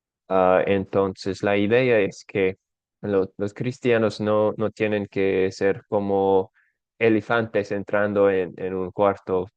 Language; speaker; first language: Spanish; non-native, fluent; English